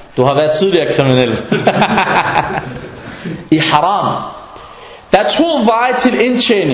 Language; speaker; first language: Danish; non-native, fluent; Arabic